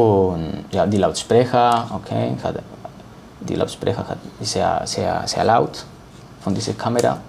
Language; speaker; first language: German; non-native, learner; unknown